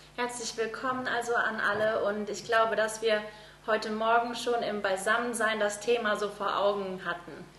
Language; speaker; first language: German; native; German